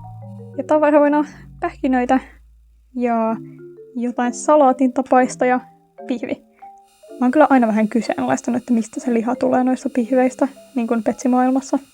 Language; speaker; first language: Finnish; native; Finnish